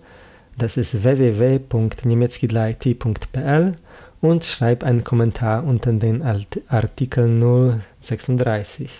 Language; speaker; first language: German; non-native, fluent; Polish